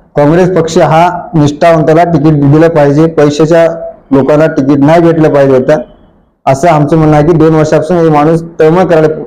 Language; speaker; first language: Marathi; native; Marathi